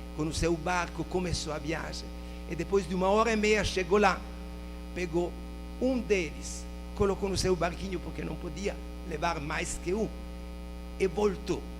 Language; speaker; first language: Portuguese; non-native, fluent; Italian